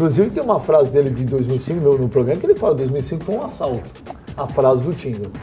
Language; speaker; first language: Portuguese; native; Portuguese